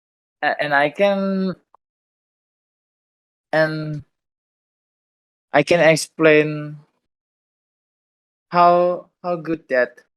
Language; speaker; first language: English; non-native, learner; Indonesian